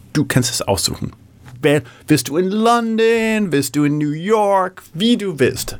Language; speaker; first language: German; non-native, fluent; English